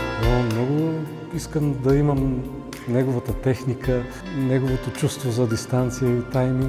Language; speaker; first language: Bulgarian; native; Bulgarian